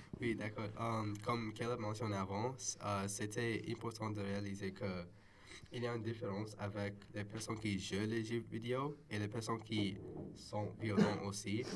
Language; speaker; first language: French; non-native, local second language; English